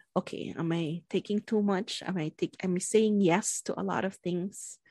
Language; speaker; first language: English; non-native, local second language; Filipino